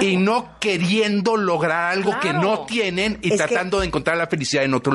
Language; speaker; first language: Spanish; native; Spanish